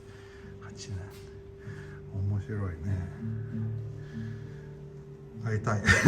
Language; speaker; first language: Japanese; non-native, fluent; Swedish